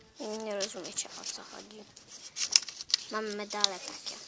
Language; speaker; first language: Polish; early bilingual, heritage; Polish